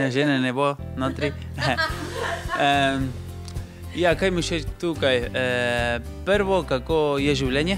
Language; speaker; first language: Slovenian; non-native, learner; Spanish